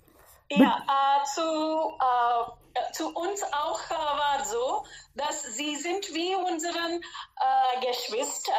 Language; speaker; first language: German; non-native, fluent; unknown